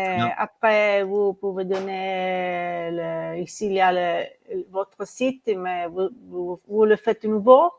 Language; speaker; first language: French; non-native, learner; Italian